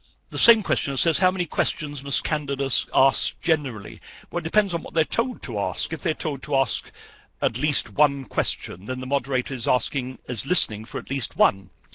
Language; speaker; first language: English; native; English